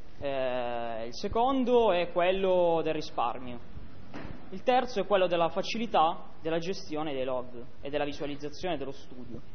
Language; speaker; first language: Italian; native; Italian